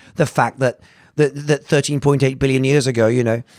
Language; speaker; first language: English; native; English